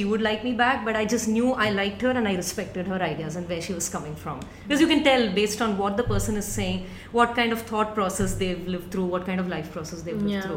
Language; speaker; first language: English; non-native, local second language; Tamil